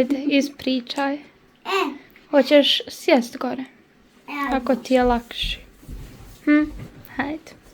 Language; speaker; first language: Bosnian; native; Bosnian